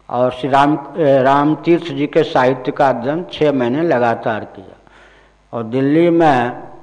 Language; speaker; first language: Hindi; non-native, local second language; Maithili